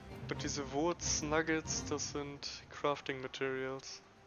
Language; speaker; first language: German; native; German